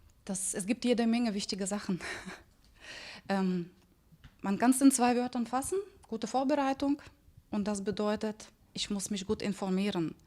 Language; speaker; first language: German; non-native, fluent; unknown